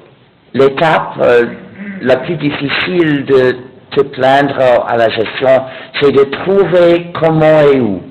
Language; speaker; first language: French; non-native, fluent; English